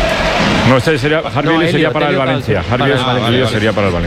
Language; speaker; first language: Spanish; native; Spanish